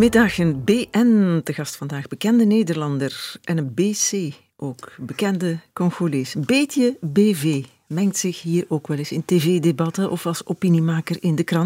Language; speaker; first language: Dutch; native; Dutch